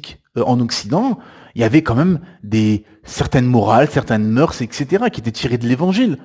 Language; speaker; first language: French; native; French